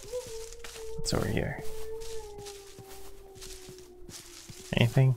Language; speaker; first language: English; native; English